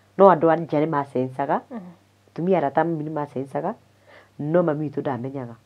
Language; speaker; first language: Kikuyu; native; Kikuyu